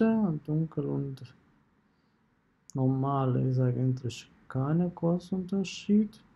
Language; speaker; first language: German; non-native, fluent; Italian